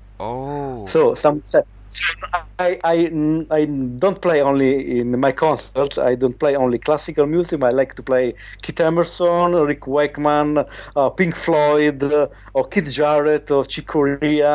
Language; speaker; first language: English; non-native, learner; Italian